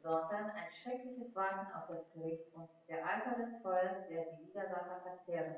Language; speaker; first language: German; non-native, fluent; Russian